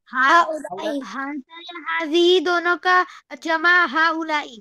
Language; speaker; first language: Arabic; non-native, learner; Urdu